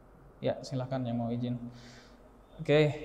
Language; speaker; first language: Indonesian; native; Indonesian